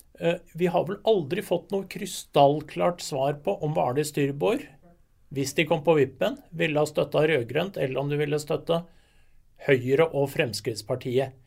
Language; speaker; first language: Norwegian; native; Norwegian